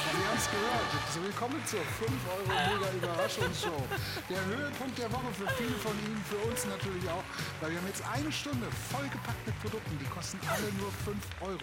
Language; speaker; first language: German; native; German